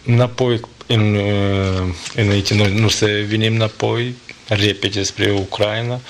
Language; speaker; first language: Romanian; non-native, learner; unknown